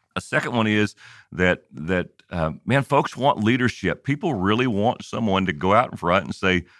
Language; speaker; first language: English; native; English